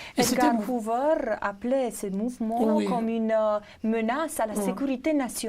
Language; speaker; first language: French; non-native, fluent; Romanian